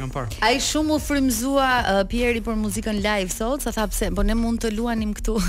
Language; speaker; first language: Albanian; native; Albanian